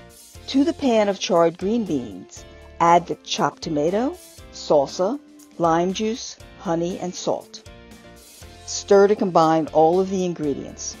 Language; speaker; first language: English; native; English